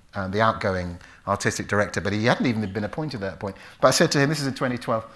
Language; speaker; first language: English; native; English